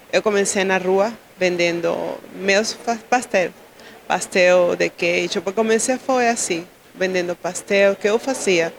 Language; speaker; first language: Portuguese; non-native, learner; Spanish